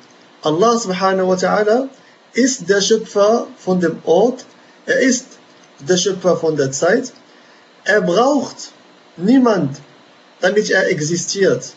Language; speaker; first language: German; non-native, fluent; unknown